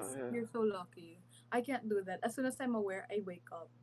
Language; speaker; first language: English; non-native, local second language; Filipino